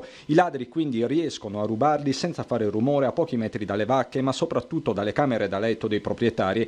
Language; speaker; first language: Italian; native; Italian